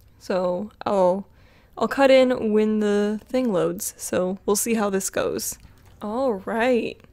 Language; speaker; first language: English; native; English